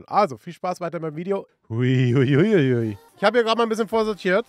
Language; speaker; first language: German; native; German